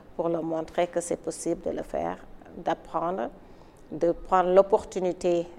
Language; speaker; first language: French; non-native, local second language; Wolof